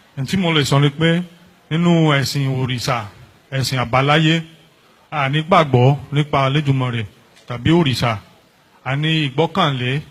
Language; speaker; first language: Yoruba; non-native, fluent; Spanish